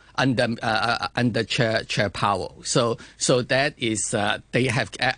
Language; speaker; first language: English; non-native, fluent; Chinese